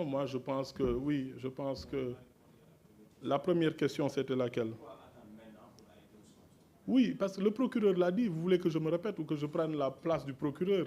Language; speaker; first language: French; non-native, local second language; Wolof